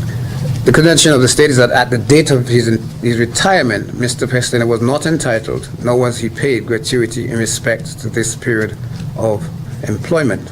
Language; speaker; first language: English; native; English